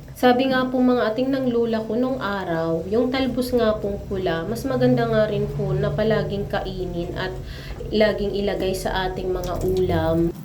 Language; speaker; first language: Filipino; non-native, local second language; Masbatenyo